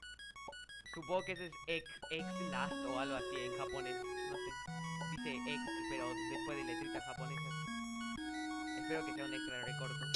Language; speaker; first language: Spanish; native; Spanish